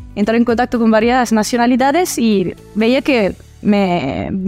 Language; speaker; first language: Spanish; early bilingual, heritage; Italian